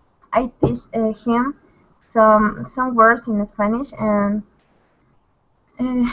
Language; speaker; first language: English; non-native, learner; Spanish